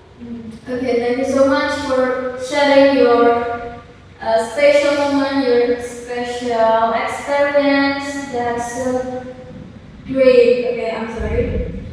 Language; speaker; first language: English; non-native, fluent; Indonesian